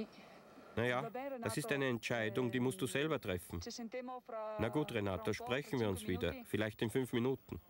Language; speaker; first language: German; native; German